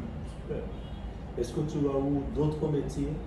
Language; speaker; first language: French; non-native, fluent; Bangla